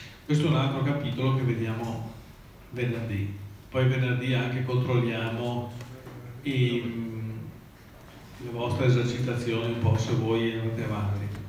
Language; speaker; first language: Italian; native; Italian